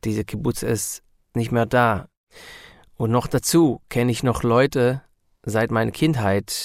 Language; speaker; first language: German; non-native, learner; Hebrew